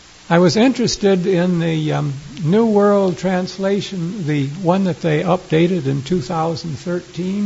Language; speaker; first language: English; native; English